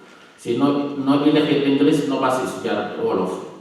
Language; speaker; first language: Spanish; non-native, learner; Wolof